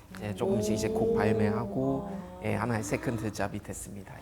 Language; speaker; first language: Korean; non-native, fluent; German